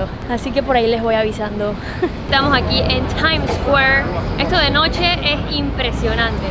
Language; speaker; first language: Spanish; native; Spanish